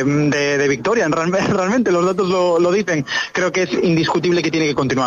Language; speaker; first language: Spanish; native; Spanish